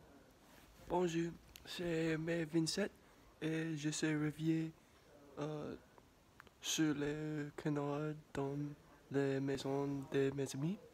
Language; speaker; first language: French; non-native, learner; English